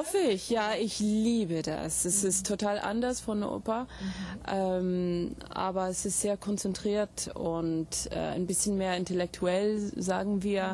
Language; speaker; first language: German; non-native, fluent; English